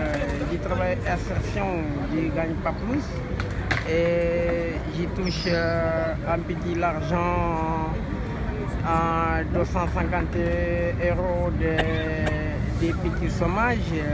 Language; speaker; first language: French; non-native, learner; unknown